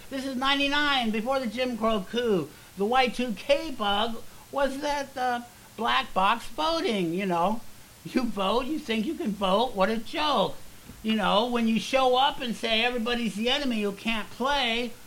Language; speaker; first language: English; native; English